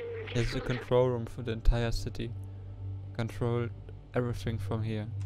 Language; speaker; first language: English; non-native, fluent; German